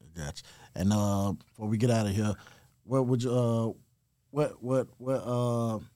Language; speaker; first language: English; native; English